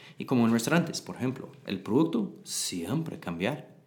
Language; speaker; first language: Spanish; non-native, learner; English